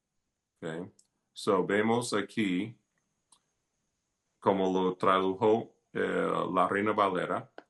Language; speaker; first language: Spanish; non-native, fluent; English